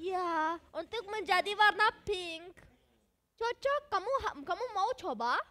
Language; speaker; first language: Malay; non-native, learner; German